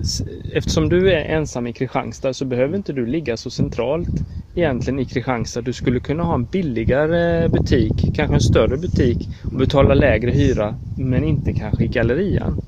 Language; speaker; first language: Swedish; native; Swedish